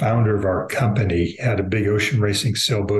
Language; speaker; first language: English; native; English